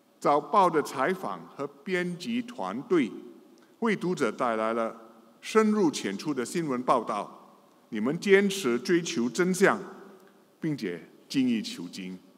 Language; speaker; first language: Chinese; non-native, local second language; English